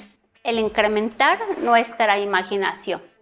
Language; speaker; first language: Spanish; native; Spanish